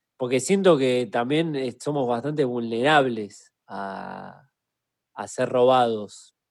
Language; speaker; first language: Spanish; native; Spanish